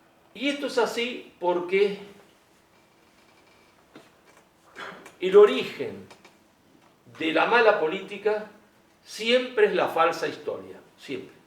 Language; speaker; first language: Spanish; native; Spanish